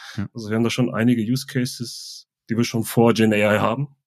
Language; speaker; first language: German; native; German